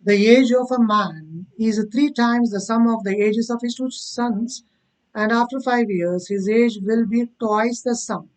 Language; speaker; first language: English; non-native, local second language; Kannada